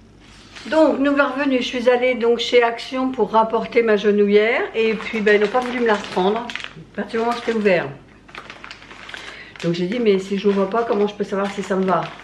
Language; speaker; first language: French; native; French